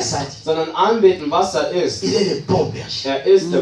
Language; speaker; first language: German; non-native, fluent; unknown